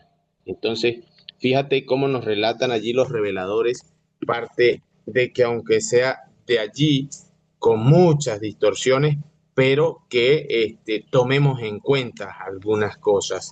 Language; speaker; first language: Spanish; native; Spanish